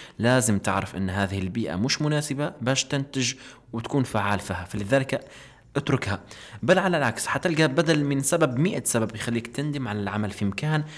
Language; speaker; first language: Arabic; native; Arabic